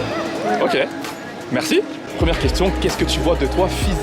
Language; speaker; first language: French; native; French